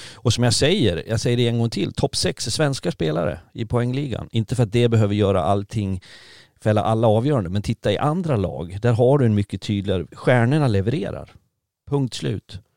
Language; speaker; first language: Swedish; native; Swedish